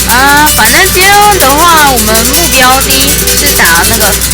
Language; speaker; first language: Chinese; native; Chinese